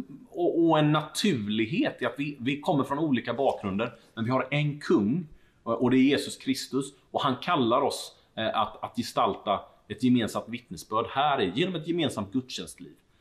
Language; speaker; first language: Swedish; native; Swedish